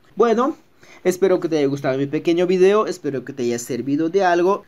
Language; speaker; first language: Spanish; native; Spanish